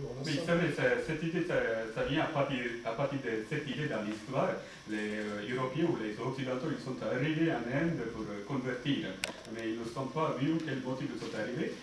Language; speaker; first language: French; non-native, fluent; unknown